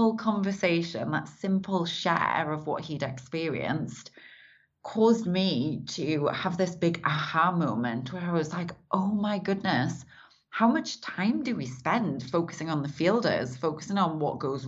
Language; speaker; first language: English; native; English